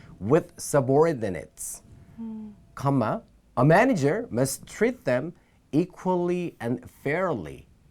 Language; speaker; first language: English; non-native, fluent; Korean